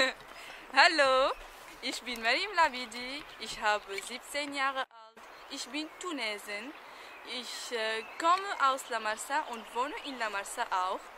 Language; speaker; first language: German; non-native, learner; Arabic